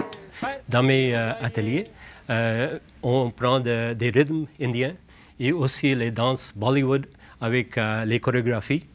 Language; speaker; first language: French; non-native, fluent; Punjabi